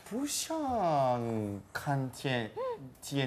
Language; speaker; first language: Chinese; non-native, learner; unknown